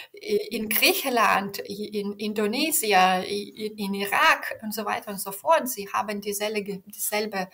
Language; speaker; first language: German; non-native, fluent; Belarusian